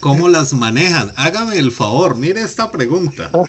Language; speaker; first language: Spanish; native; Spanish